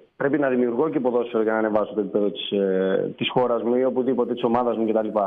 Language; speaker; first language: Greek; native; Greek